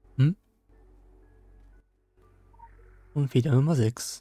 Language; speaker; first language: German; native; German